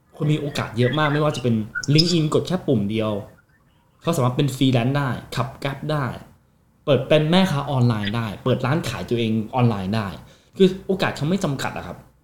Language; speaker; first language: Thai; non-native, fluent; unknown